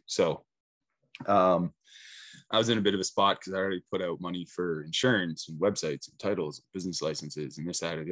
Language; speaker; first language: English; native; English